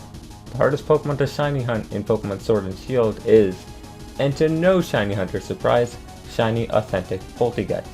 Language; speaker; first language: English; native; English